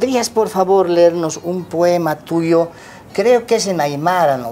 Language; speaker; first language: Spanish; native; Spanish